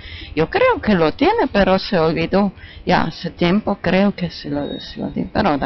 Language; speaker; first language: Spanish; non-native, fluent; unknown